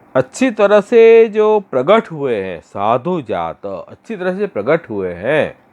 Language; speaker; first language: Hindi; non-native, local second language; Gujarati